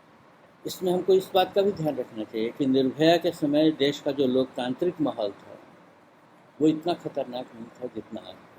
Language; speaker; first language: Hindi; native; Hindi